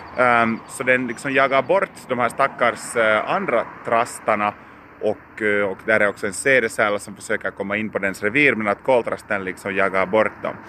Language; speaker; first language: Swedish; native; Swedish